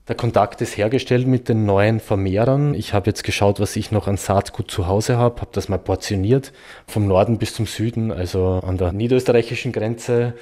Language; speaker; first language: German; native; German